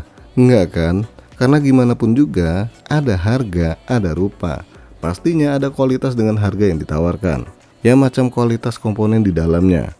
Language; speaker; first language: Indonesian; native; Indonesian